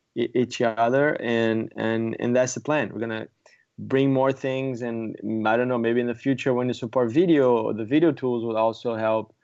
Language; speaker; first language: English; non-native, fluent; Portuguese